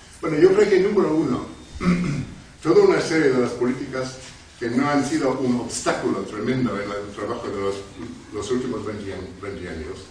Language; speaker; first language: Spanish; non-native, fluent; English